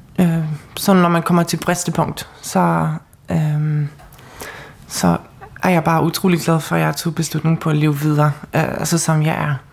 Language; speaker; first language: Danish; non-native, local second language; Faroese